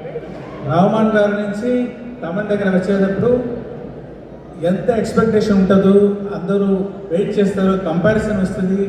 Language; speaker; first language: Telugu; non-native, local second language; Tamil